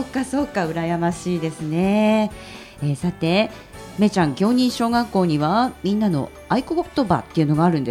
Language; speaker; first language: Japanese; native; Japanese